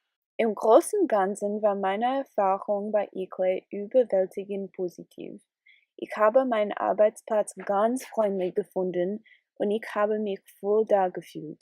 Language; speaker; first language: German; non-native, learner; English